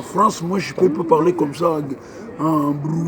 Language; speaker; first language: French; non-native, learner; Portuguese